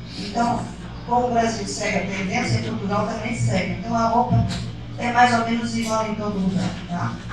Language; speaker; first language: Portuguese; native; Portuguese